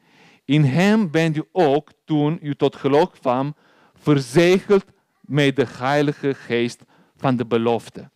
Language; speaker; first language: Dutch; non-native, learner; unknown